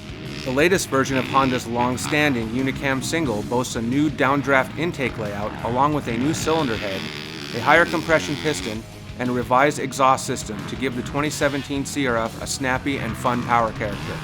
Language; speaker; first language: English; native; English